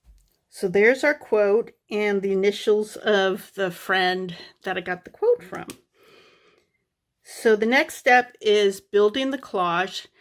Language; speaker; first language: English; native; English